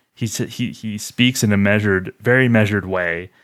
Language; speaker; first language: English; native; English